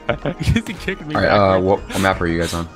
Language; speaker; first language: English; native; English